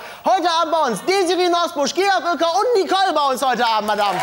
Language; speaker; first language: German; native; German